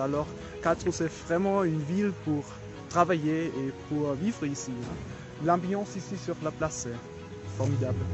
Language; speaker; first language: French; non-native, learner; German